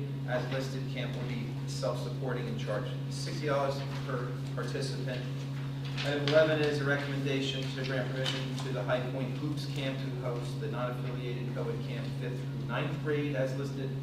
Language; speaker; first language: English; native; English